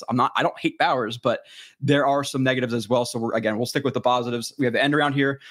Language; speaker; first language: English; native; English